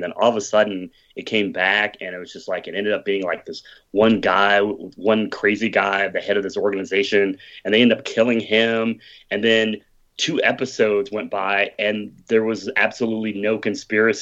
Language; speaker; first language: English; native; English